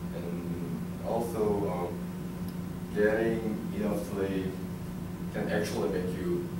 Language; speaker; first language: English; non-native, learner; Korean